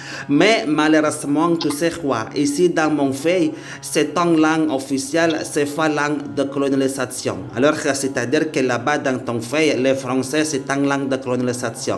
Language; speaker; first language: French; non-native, learner; Indonesian